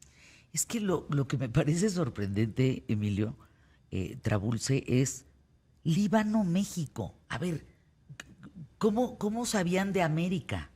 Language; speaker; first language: Spanish; native; Spanish